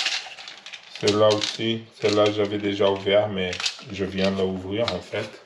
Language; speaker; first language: French; non-native, learner; Portuguese